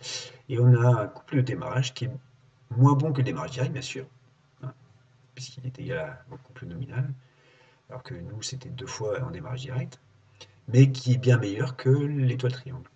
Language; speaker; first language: French; native; French